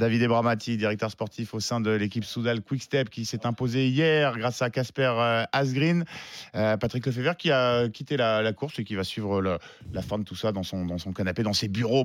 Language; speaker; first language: French; native; French